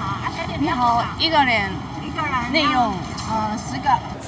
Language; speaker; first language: Chinese; non-native, learner; Japanese